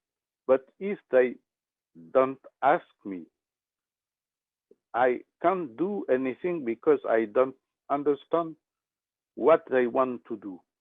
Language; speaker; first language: English; non-native, learner; French